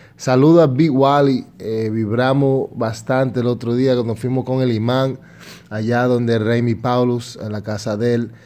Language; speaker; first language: Spanish; early bilingual, heritage; Spanish